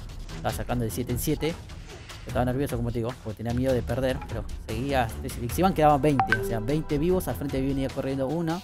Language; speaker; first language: Spanish; native; Spanish